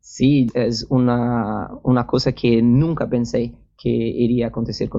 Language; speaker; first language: Spanish; non-native, learner; Portuguese